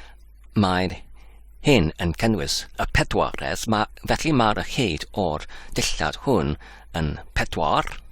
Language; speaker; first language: Welsh; non-native, learner; English